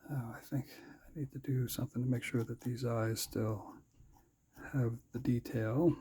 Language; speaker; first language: English; native; English